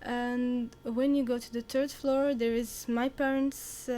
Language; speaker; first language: English; non-native, learner; Arabic